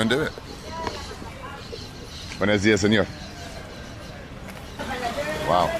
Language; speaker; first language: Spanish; non-native, learner; English